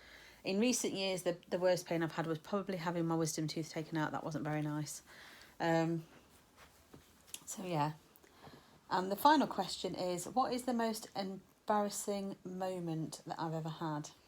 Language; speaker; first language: English; native; English